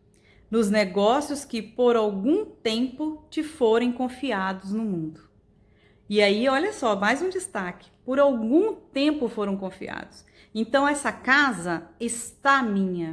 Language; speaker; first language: Portuguese; native; Portuguese